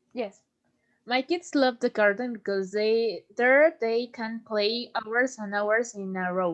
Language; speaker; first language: English; non-native, learner; Spanish